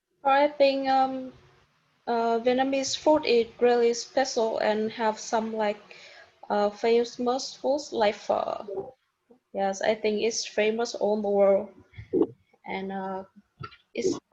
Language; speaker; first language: English; non-native, learner; Vietnamese